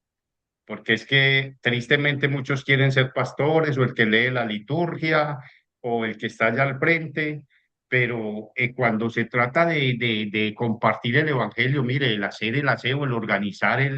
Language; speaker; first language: Spanish; native; Spanish